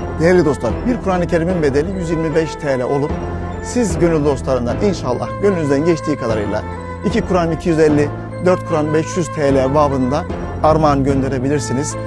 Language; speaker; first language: Turkish; native; Turkish